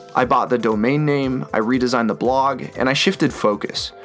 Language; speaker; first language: English; native; English